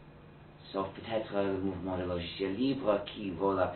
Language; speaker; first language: French; non-native, fluent; English